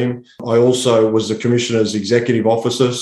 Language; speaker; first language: English; native; English